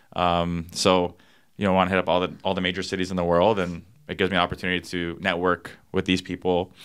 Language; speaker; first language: English; native; English